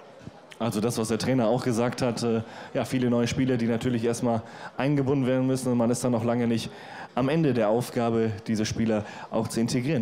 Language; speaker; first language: German; native; German